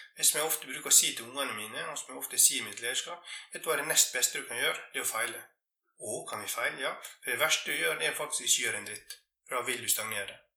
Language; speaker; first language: Norwegian; native; Norwegian